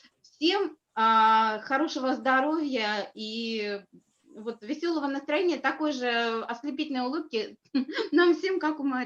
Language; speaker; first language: Russian; native; Russian